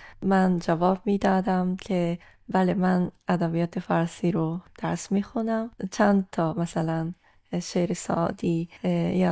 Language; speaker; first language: Persian; non-native, fluent; Japanese